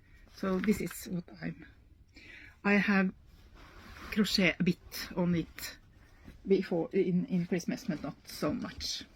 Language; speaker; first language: English; non-native, learner; Norwegian